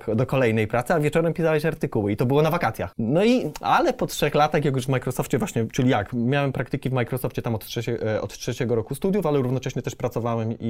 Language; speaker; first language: Polish; native; Polish